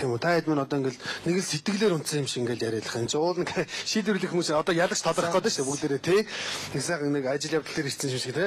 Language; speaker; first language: Mongolian; native; Mongolian